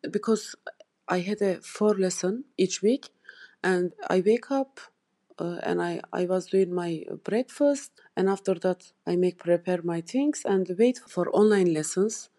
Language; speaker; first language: English; non-native, learner; Turkish